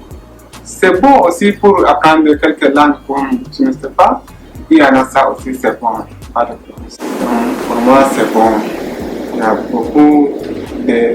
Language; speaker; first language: French; non-native, learner; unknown